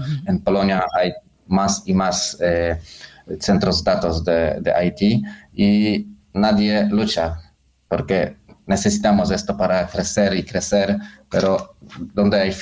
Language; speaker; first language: Spanish; non-native, learner; Polish